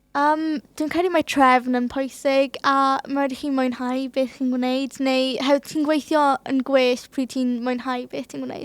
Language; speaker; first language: Welsh; non-native, local second language; English